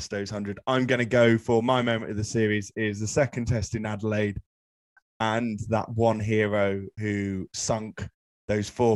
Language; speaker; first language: English; native; English